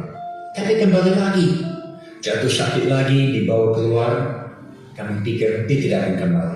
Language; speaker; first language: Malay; non-native, fluent; English